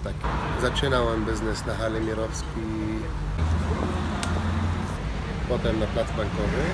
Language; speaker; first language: Polish; non-native, learner; Arabic